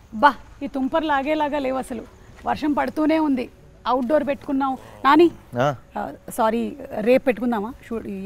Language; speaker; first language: Telugu; native; Telugu